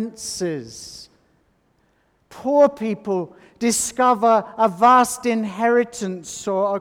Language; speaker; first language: English; native; English